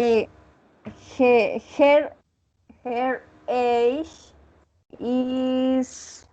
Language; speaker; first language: English; non-native, learner; Spanish